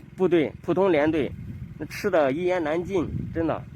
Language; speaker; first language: Chinese; native; Chinese